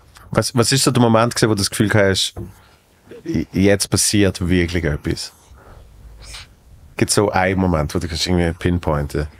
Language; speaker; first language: German; native; German